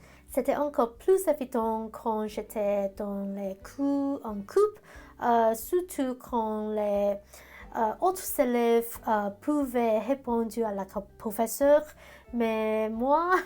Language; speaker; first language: French; non-native, learner; Cantonese